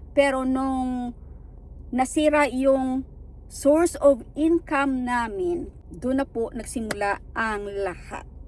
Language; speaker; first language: Filipino; non-native, local second language; Hiligaynon